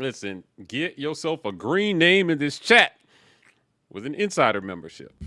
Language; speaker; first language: English; native; English